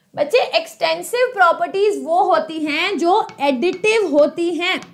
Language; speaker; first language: Hindi; native; Hindi